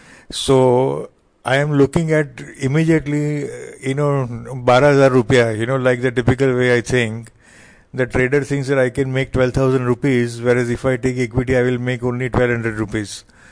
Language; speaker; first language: English; non-native, local second language; Hindi